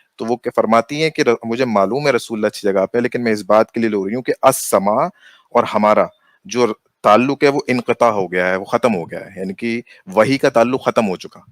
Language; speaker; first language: Urdu; native; Urdu